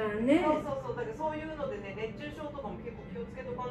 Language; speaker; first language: Japanese; native; Japanese